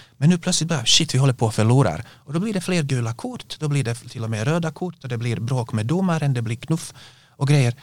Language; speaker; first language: Swedish; non-native, fluent; Bosnian